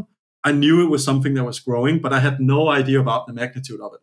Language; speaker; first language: English; non-native, fluent; Danish